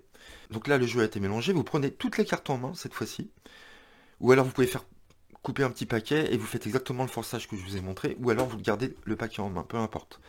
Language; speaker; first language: French; native; French